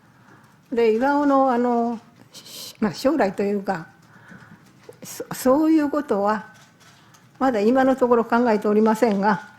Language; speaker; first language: Japanese; native; Japanese